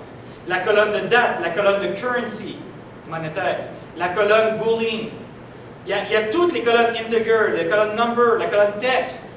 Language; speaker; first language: French; native; French